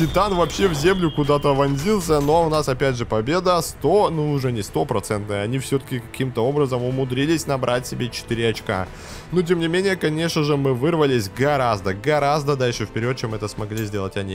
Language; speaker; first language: Russian; native; Russian